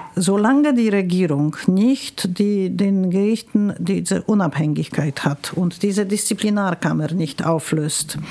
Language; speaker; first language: German; non-native, fluent; Polish